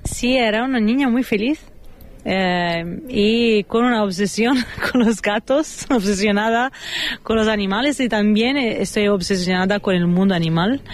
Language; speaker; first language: Spanish; non-native, fluent; Italian